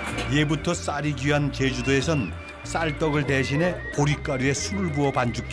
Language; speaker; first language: Korean; native; Korean